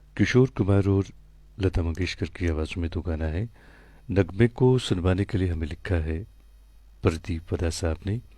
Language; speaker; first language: Hindi; non-native, local second language; Kashmiri